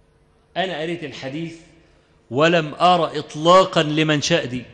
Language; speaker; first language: Arabic; native; Arabic